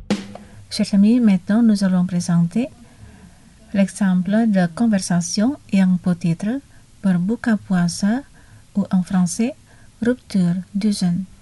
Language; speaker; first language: French; non-native, fluent; Indonesian